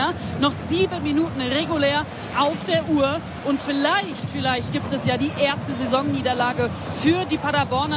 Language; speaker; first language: German; native; German